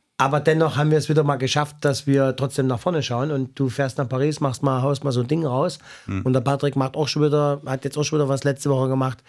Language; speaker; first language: German; native; German